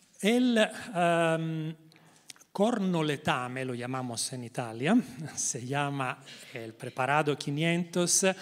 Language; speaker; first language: Spanish; non-native, learner; Italian